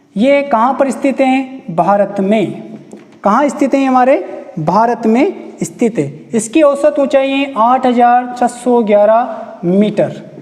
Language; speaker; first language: Hindi; native; Hindi